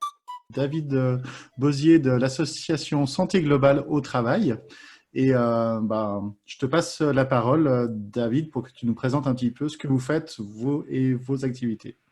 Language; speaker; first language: French; native; French